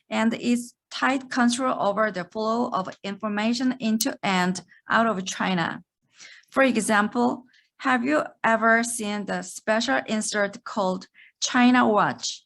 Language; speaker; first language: English; non-native, fluent; Korean